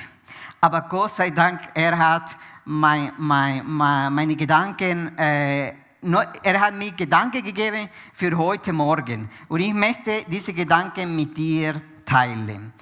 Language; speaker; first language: German; non-native, fluent; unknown